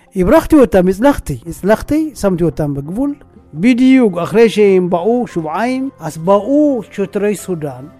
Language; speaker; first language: Hebrew; non-native, fluent; Tigrinya